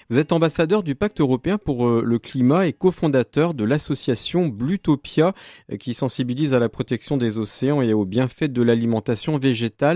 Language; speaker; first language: French; native; French